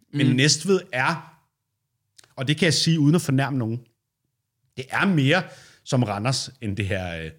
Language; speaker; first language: Danish; native; Danish